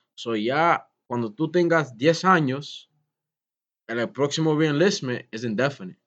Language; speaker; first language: Spanish; early bilingual, heritage; Spanish